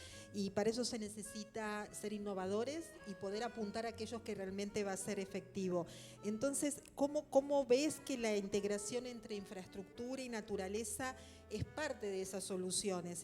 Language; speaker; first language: Spanish; native; Spanish